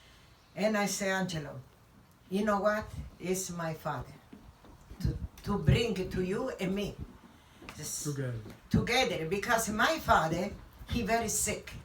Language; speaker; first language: English; non-native, learner; Italian